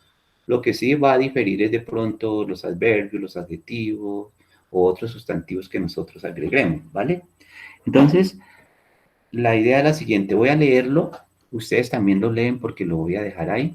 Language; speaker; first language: Spanish; native; Spanish